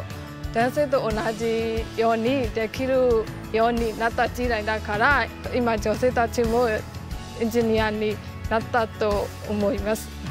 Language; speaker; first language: Japanese; non-native, fluent; Burmese